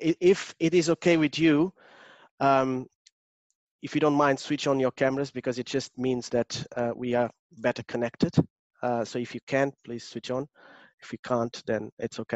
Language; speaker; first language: English; non-native, fluent; Portuguese